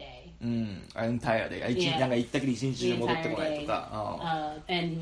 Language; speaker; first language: English; non-native, learner; Japanese